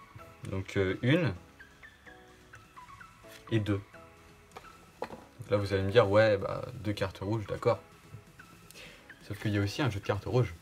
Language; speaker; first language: French; native; French